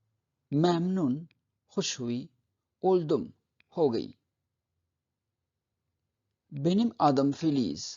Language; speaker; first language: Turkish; non-native, fluent; Urdu